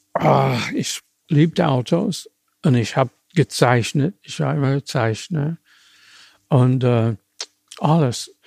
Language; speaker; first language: German; non-native, fluent; English